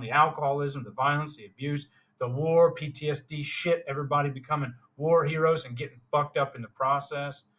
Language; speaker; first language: English; native; English